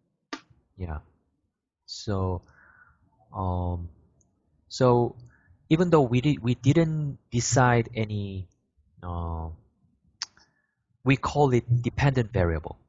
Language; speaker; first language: English; non-native, fluent; Korean